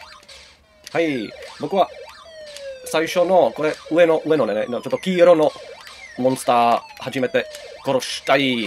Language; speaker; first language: Japanese; non-native, learner; Czech